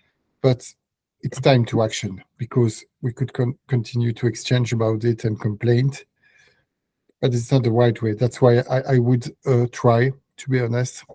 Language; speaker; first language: English; non-native, fluent; French